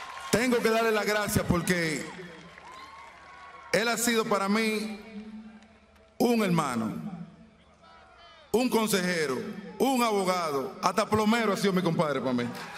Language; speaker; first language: Spanish; native; Spanish